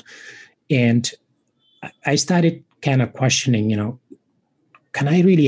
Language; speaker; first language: English; non-native, fluent; Wolof